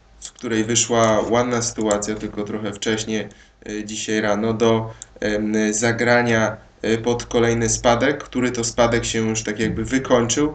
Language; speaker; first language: Polish; native; Polish